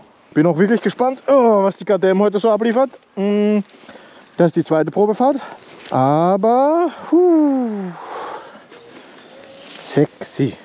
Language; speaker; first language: German; native; German